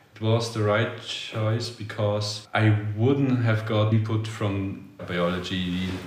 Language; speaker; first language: English; early bilingual, other home language; Polish